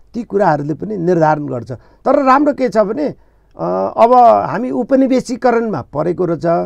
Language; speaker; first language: Nepali; non-native, local second language; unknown